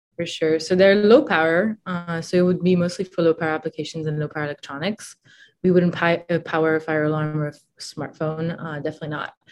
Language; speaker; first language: English; non-native, fluent; Italian